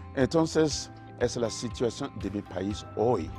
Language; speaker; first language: Spanish; non-native, learner; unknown